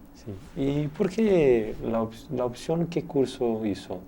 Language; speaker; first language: Spanish; non-native, learner; Portuguese